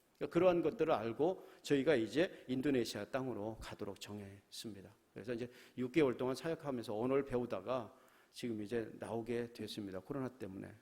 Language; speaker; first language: Korean; native; Korean